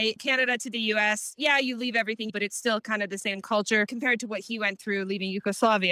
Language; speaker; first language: English; native; English